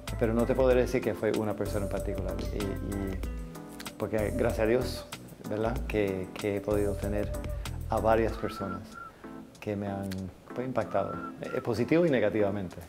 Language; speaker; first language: Spanish; non-native, fluent; English